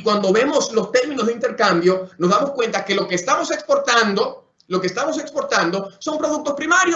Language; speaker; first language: Spanish; native; Spanish